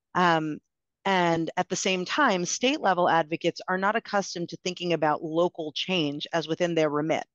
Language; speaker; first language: English; native; English